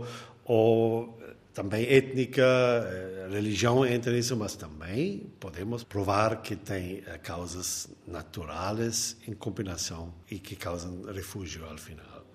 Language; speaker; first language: Portuguese; non-native, fluent; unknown